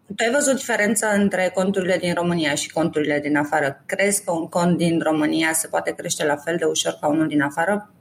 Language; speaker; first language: Romanian; native; Romanian